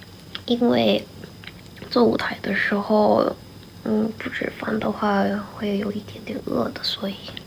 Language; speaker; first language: Chinese; non-native, learner; Korean